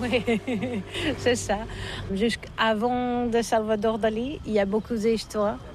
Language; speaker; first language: French; non-native, learner; Catalan